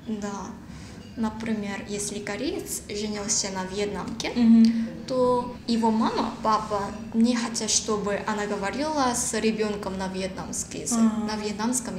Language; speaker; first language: Russian; non-native, learner; Korean